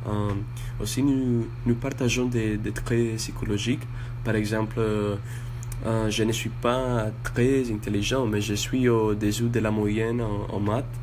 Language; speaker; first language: French; non-native, learner; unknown